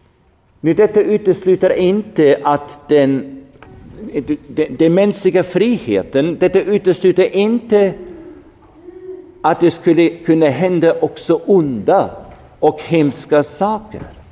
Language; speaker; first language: Swedish; non-native, fluent; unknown